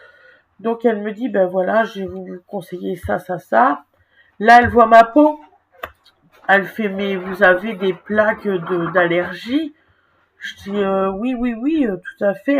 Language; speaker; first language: French; native; French